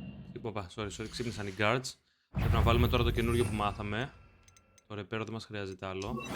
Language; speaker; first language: Greek; native; Greek